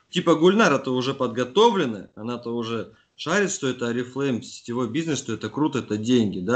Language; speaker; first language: Russian; native; Russian